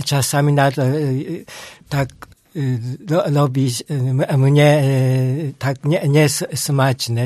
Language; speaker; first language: Polish; non-native, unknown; Japanese